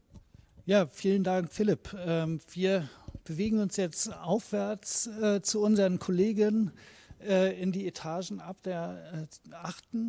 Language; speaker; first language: German; native; German